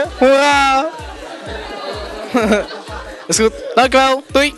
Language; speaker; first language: Dutch; native; Dutch